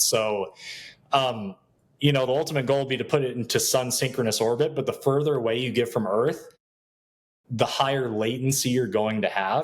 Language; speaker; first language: English; native; English